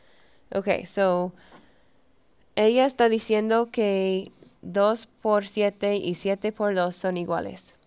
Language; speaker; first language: Spanish; early bilingual, heritage; Spanish